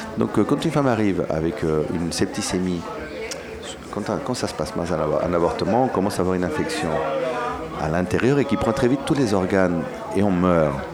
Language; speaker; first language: French; early bilingual, other home language; Spanish